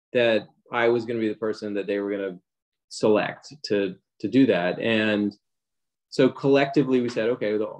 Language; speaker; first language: English; native; English